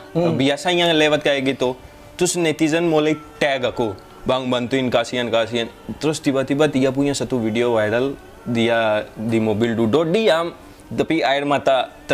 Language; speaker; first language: Indonesian; non-native, fluent; Hindi